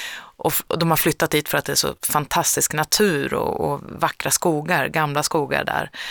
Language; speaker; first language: Swedish; native; Swedish